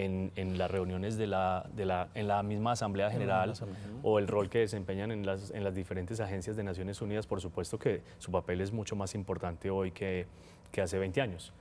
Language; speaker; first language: Spanish; native; Spanish